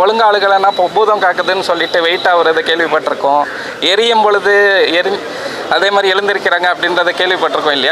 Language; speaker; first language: Tamil; native; Tamil